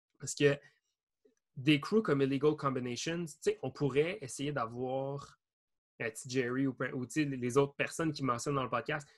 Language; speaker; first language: French; native; French